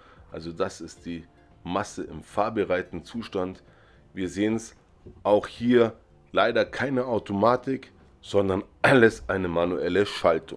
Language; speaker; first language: German; native; German